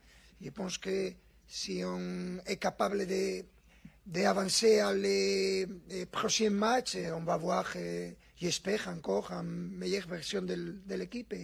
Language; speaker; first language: French; non-native, fluent; Spanish